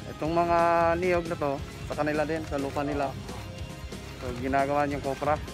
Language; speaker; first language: Filipino; non-native, local second language; Cebuano